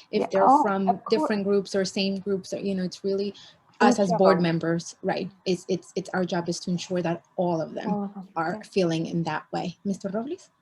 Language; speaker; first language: English; early bilingual, other home language; Spanish